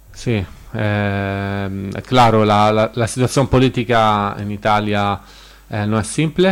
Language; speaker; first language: Spanish; non-native, learner; Italian